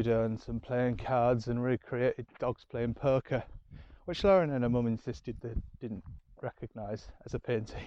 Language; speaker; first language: English; native; English